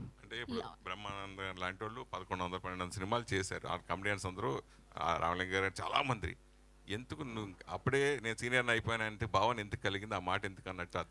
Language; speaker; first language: Telugu; native; Telugu